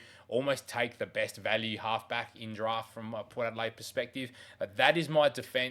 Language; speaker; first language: English; native; English